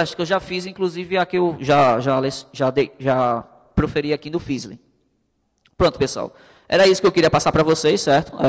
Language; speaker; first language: Portuguese; native; Portuguese